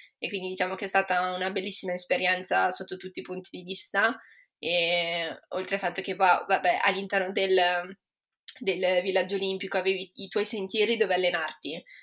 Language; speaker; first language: Italian; native; Italian